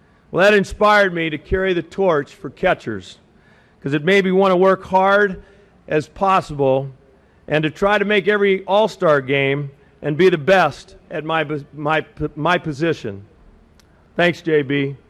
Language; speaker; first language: English; native; English